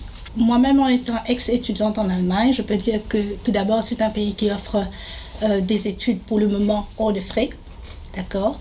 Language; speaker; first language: French; non-native, local second language; Morisyen